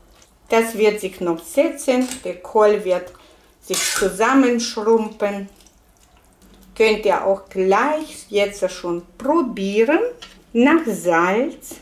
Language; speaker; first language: German; non-native, fluent; Russian